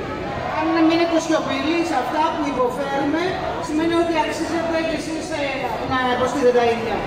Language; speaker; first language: Greek; native; Greek